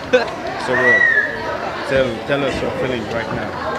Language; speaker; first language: English; non-native, local second language; French